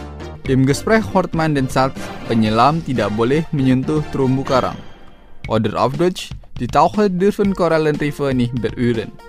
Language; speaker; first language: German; non-native, fluent; Indonesian